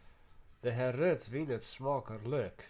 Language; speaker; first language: Swedish; non-native, learner; English